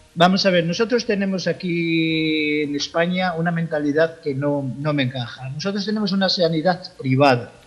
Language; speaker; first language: Spanish; native; Spanish